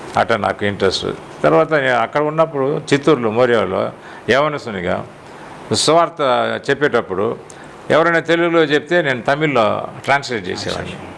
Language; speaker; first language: Telugu; non-native, local second language; Tamil